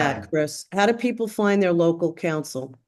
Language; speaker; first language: English; native; English